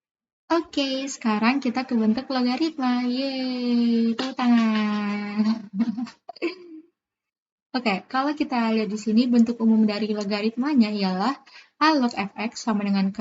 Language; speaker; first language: Indonesian; native; Indonesian